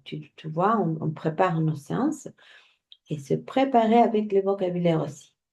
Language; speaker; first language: French; non-native, fluent; Spanish